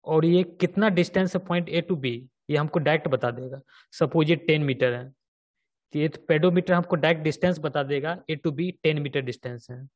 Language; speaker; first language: Hindi; native; Hindi